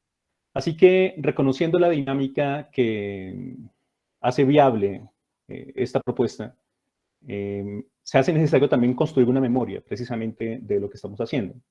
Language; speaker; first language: Spanish; native; Spanish